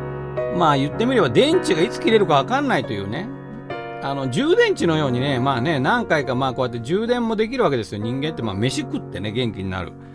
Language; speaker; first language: Japanese; native; Japanese